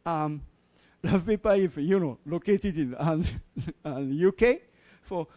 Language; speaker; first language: English; non-native, learner; Japanese